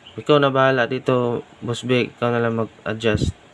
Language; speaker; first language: Filipino; non-native, local second language; Cebuano